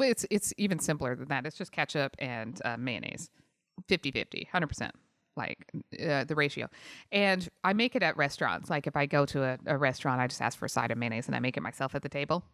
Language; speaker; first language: English; native; English